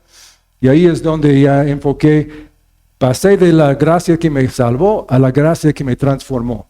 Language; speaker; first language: Spanish; non-native, fluent; English